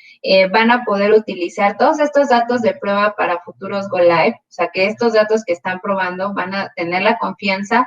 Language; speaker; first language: Spanish; native; Spanish